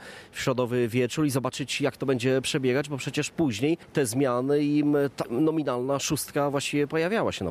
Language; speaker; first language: Polish; native; Polish